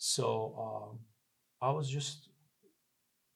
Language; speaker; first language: English; non-native, fluent; Persian